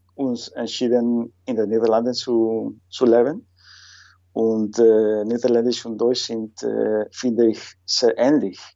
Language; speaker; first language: German; non-native, fluent; Spanish